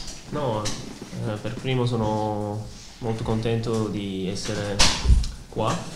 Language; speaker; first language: Italian; non-native, fluent; Swiss German